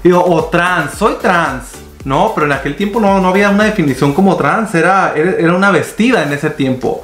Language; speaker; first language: Spanish; native; Spanish